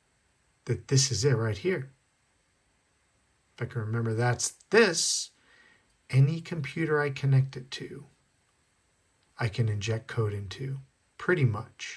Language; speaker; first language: English; native; English